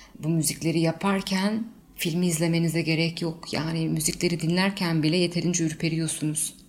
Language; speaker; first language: Turkish; native; Turkish